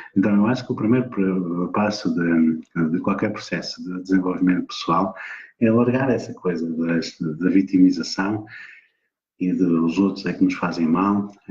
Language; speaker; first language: Portuguese; native; Portuguese